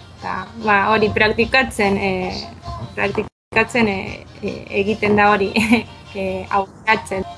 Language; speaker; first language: Basque; non-native, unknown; Spanish